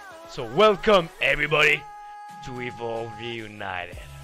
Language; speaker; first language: English; non-native, fluent; French